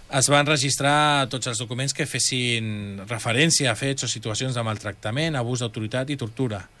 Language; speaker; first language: Catalan; native; Catalan